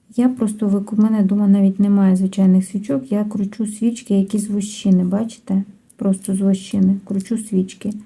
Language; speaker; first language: Ukrainian; non-native, local second language; Russian